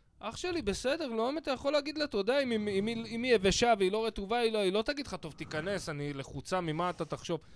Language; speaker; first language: Hebrew; native; Hebrew